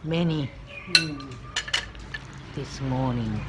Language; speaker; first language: English; non-native, learner; Japanese